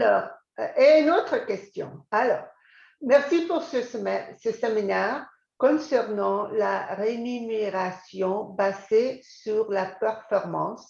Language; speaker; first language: French; non-native, fluent; English